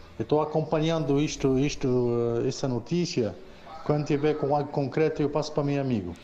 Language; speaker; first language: Portuguese; non-native, fluent; French